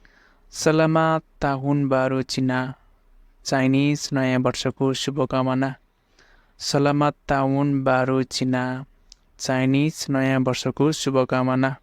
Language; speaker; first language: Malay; non-native, fluent; Nepali